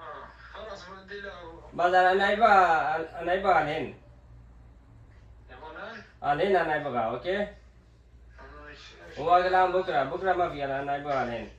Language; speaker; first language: Arabic; non-native, learner; Urdu